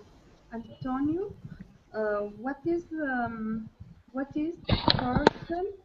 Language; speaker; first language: English; non-native, learner; Arabic